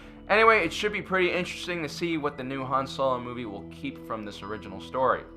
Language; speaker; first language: English; native; English